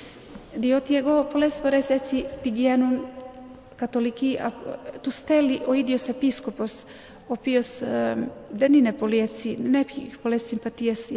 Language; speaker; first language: Greek; non-native, fluent; Serbian